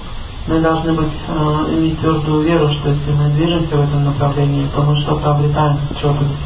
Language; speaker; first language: Russian; native; Russian